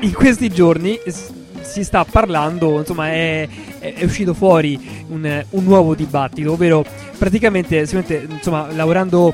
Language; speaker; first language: Italian; native; Italian